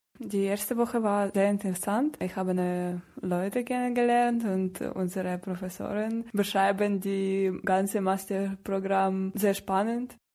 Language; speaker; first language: German; non-native, learner; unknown